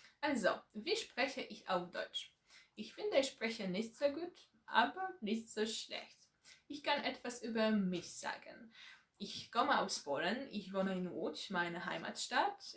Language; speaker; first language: German; non-native, learner; Polish